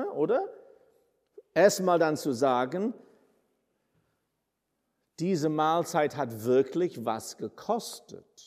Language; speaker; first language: German; non-native, fluent; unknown